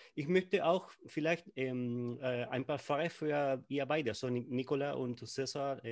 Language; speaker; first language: German; non-native, learner; Spanish